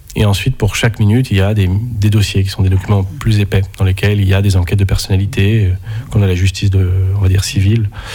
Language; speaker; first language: French; native; French